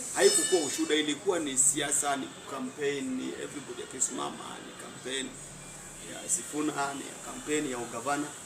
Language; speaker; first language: Swahili; non-native, local second language; Luyia